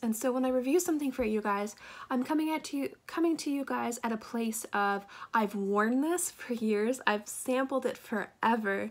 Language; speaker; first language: English; native; English